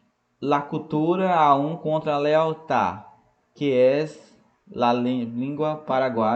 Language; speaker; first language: Spanish; non-native, fluent; Portuguese